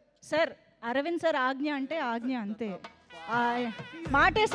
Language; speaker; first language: Telugu; native; Telugu